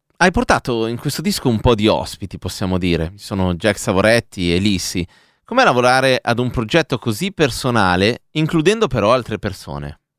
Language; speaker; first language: Italian; native; Italian